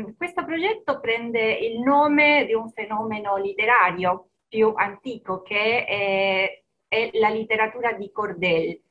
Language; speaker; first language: Italian; non-native, fluent; Spanish